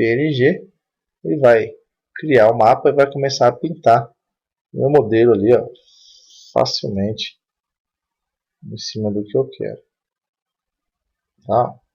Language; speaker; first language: Portuguese; native; Portuguese